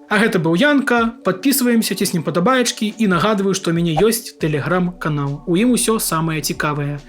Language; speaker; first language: Belarusian; non-native, local second language; Russian